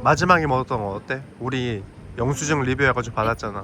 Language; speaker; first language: Korean; native; Korean